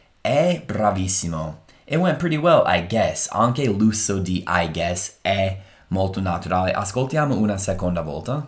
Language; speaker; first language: Italian; non-native, fluent; English